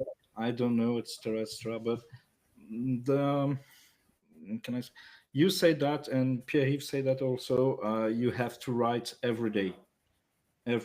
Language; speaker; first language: English; non-native, learner; French